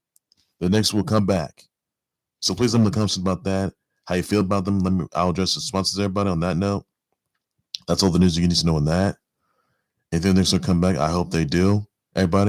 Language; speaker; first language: English; native; English